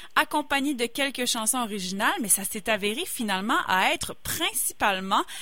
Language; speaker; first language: French; native; French